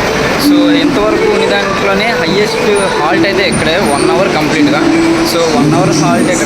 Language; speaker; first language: Telugu; native; Telugu